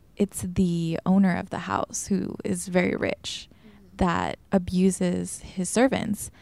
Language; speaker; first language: English; early bilingual, other home language; Spanish